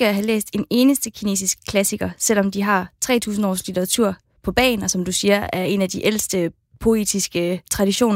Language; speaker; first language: Danish; native; Danish